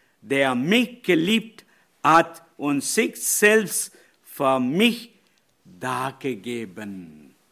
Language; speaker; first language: German; non-native, learner; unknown